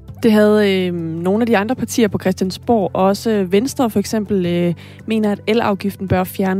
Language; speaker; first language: Danish; native; Danish